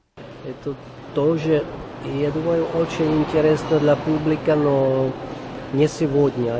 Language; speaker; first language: Russian; non-native, fluent; Czech